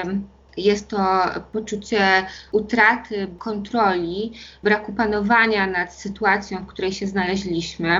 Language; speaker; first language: Polish; native; Polish